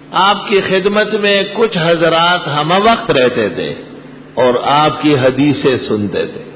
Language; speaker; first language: Urdu; non-native, local second language; Pashto